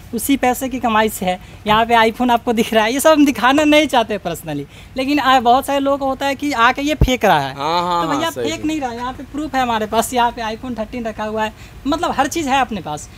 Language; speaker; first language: Hindi; native; Hindi